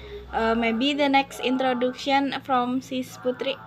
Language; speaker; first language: English; non-native, learner; Indonesian